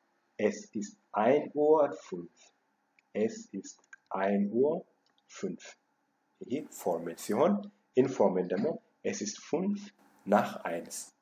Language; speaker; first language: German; non-native, fluent; Amharic